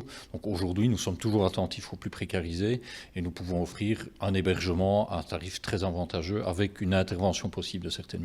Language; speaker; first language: French; native; French